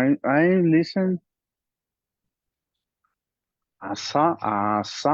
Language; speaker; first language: English; non-native, learner; Spanish